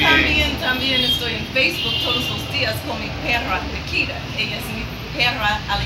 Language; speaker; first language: Spanish; non-native, learner; English